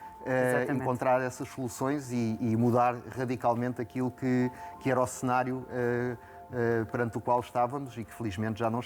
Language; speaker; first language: Portuguese; native; Portuguese